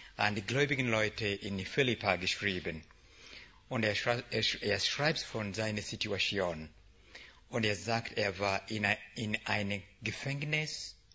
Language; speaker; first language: German; non-native, learner; English